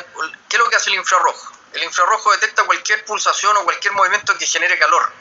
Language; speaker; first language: Spanish; native; Spanish